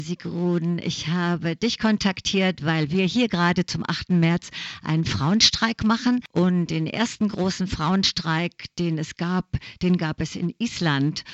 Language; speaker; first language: German; native; German